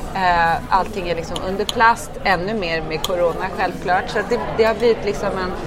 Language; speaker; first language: Swedish; early bilingual, heritage; Swedish